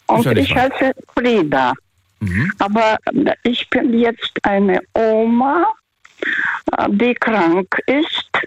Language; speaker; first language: German; non-native, fluent; Russian